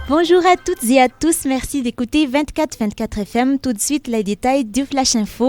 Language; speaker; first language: French; non-native, local second language; Malagasy